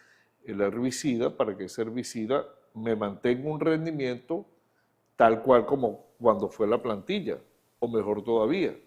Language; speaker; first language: Spanish; native; Spanish